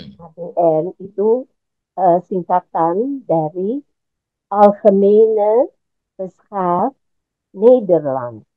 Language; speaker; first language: Indonesian; native; Indonesian